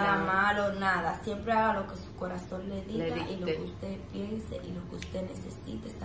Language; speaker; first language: Spanish; native; Spanish